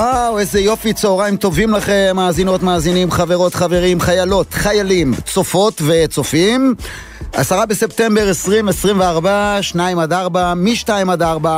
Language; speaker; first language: Hebrew; native; Hebrew